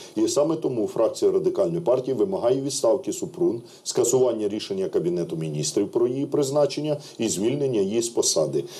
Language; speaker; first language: Ukrainian; native; Ukrainian